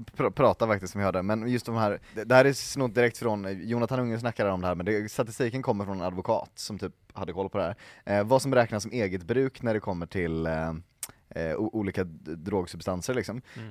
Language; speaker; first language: Swedish; native; Swedish